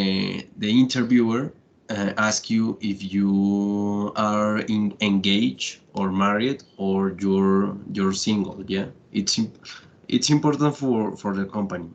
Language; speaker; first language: English; non-native, learner; Spanish